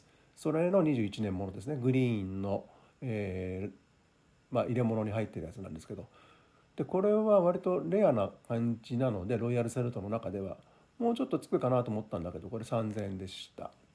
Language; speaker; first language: Japanese; native; Japanese